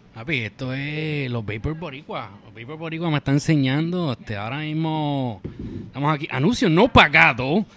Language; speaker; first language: Spanish; native; Spanish